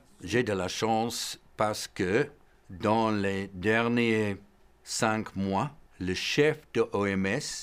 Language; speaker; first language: French; non-native, fluent; English